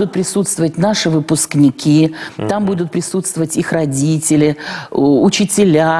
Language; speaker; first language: Russian; native; Russian